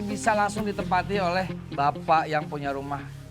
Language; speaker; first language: Indonesian; native; Indonesian